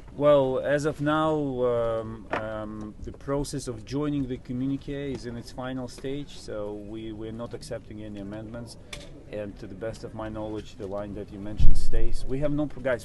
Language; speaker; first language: English; non-native, fluent; Ukrainian